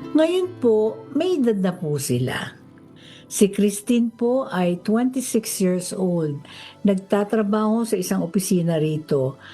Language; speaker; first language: Filipino; native; Filipino